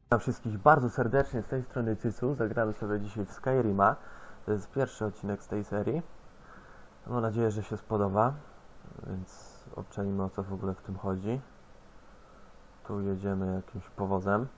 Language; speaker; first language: Polish; native; Polish